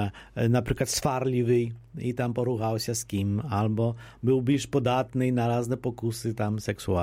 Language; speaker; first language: Polish; non-native, local second language; Ukrainian